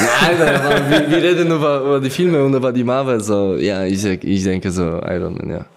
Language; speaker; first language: German; non-native, learner; Polish